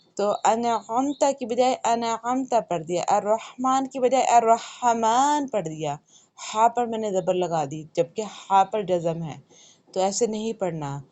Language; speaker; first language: Urdu; native; Urdu